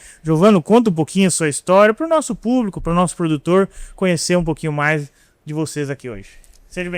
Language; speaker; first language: Portuguese; native; Portuguese